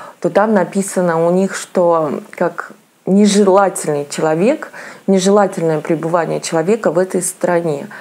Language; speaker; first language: Russian; native; Russian